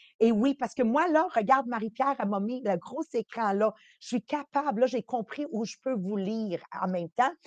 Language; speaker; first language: French; early bilingual, other home language; Italian